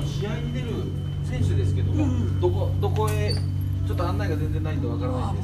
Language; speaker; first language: Japanese; native; Japanese